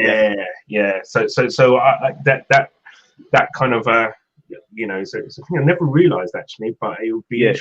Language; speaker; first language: English; native; English